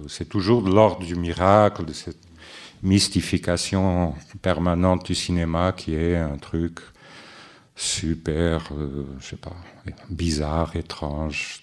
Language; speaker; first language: French; non-native, fluent; Portuguese